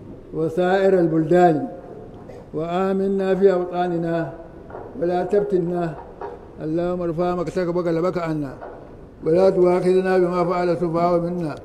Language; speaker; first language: Arabic; non-native, fluent; Hausa